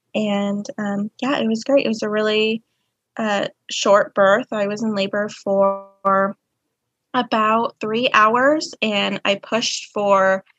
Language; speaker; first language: English; native; English